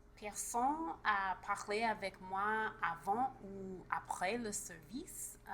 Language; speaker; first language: French; non-native, learner; English